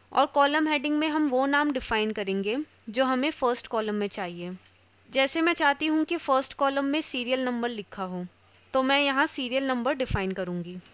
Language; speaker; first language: Hindi; native; Hindi